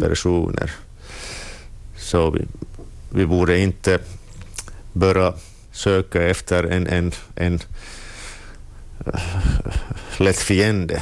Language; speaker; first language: Swedish; non-native, local second language; Finnish